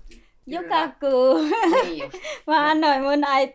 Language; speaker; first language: Finnish; non-native, learner; Thai